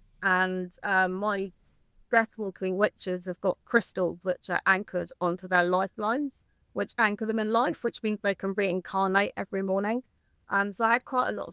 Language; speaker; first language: English; native; English